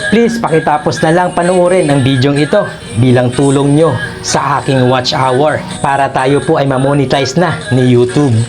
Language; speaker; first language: Filipino; non-native, local second language; Hiligaynon